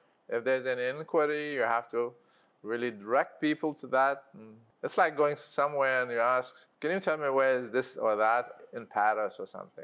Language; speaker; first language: English; non-native, local second language; Arabic